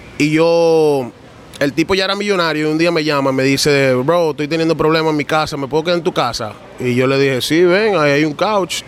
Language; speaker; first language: Spanish; early bilingual, heritage; Spanish